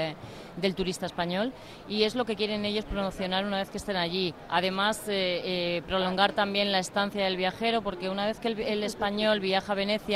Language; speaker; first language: Spanish; native; Spanish